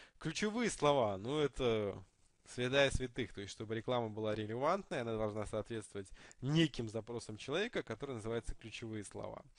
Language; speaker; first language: Russian; native; Russian